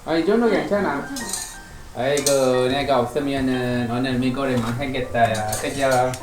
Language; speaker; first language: Korean; non-native, fluent; Malay